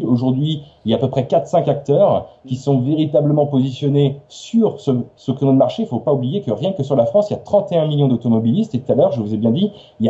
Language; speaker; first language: French; native; French